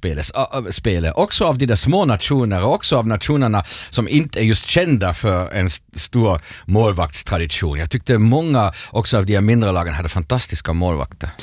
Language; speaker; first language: Swedish; non-native, fluent; German